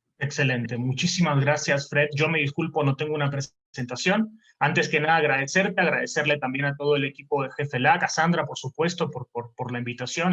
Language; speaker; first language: Spanish; native; Spanish